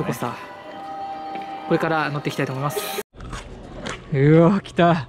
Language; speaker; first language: Japanese; native; Japanese